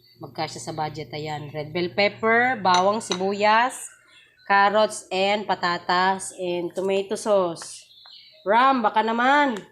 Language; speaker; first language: Filipino; non-native, local second language; Cebuano